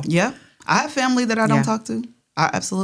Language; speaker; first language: English; native; English